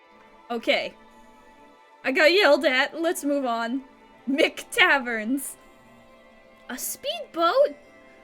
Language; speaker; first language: English; native; English